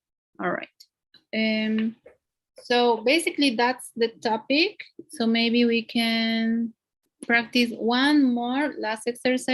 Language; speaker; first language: English; non-native, fluent; Spanish